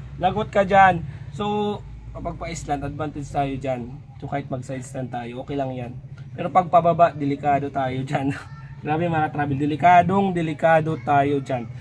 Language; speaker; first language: Filipino; non-native, local second language; Waray